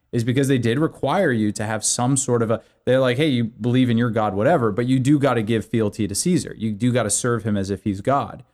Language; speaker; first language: English; early bilingual, other home language; Korean